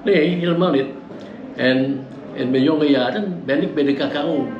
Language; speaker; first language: Dutch; early bilingual, heritage; Dutch